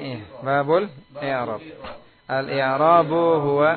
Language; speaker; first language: Arabic; non-native, fluent; Indonesian